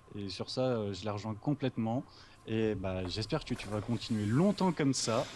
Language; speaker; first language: French; native; French